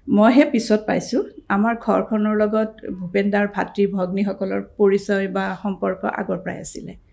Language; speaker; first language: Assamese; native; Assamese